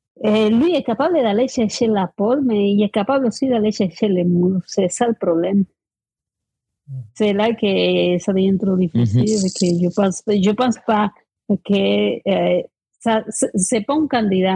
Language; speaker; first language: French; non-native, fluent; Spanish